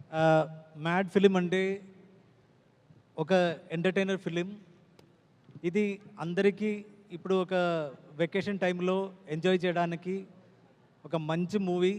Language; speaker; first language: Telugu; non-native, learner; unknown